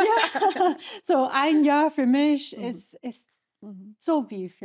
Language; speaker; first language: German; non-native, learner; English